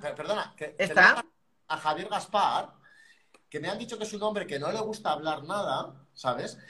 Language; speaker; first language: Spanish; native; Spanish